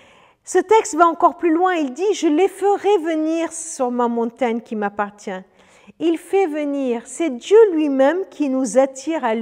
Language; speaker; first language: French; native; French